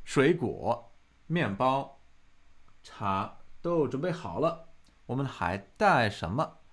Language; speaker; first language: Chinese; non-native, fluent; English